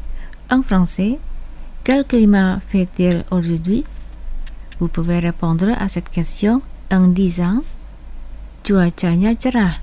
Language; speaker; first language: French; non-native, fluent; Indonesian